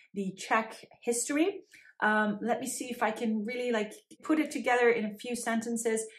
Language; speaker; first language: English; non-native, fluent; Dutch